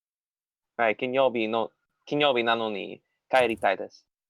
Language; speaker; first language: Japanese; non-native, learner; English